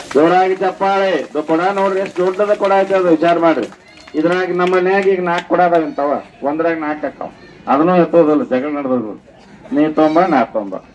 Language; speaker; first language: Kannada; native; Kannada